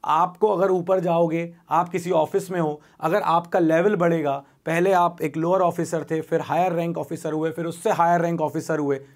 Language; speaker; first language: Hindi; native; Hindi